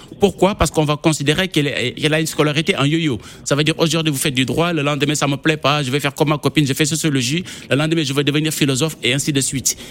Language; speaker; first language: French; non-native, local second language; Wolof